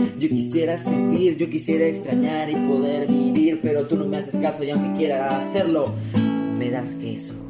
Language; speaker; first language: Spanish; native; Spanish